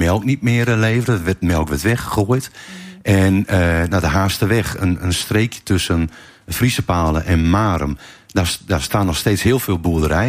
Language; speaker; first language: Dutch; native; Dutch